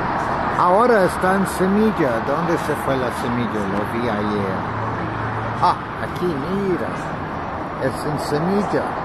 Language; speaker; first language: Spanish; non-native, learner; English